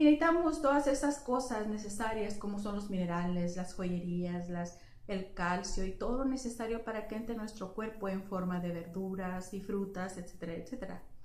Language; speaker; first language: Spanish; early bilingual, heritage; Spanish